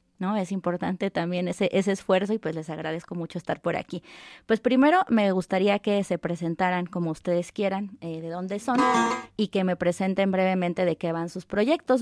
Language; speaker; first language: Spanish; native; Spanish